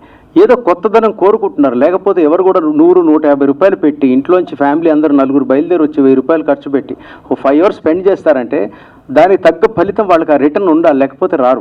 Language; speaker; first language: Telugu; native; Telugu